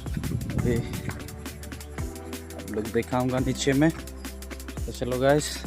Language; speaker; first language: Hindi; non-native, local second language; Odia